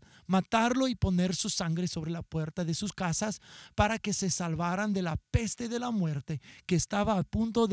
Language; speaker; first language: Spanish; non-native, fluent; English